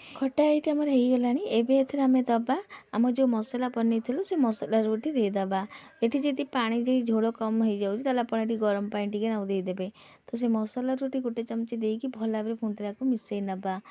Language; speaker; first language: Odia; native; Odia